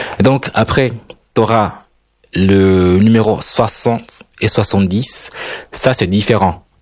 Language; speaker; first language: French; non-native, fluent; Spanish